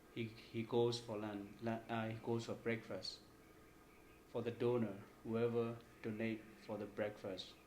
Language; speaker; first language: English; non-native, fluent; Burmese